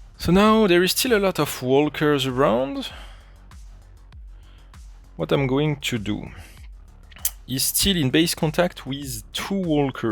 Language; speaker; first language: English; non-native, fluent; French